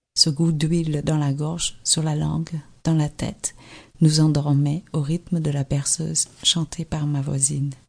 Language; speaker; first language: French; early bilingual, other home language; Vietnamese